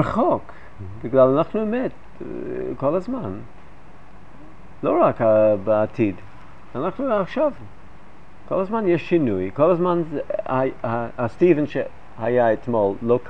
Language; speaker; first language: Hebrew; non-native, fluent; English